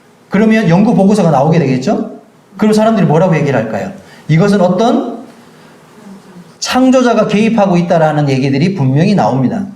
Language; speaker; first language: Korean; native; Korean